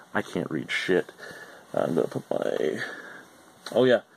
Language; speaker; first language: English; native; English